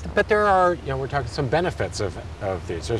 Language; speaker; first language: English; native; English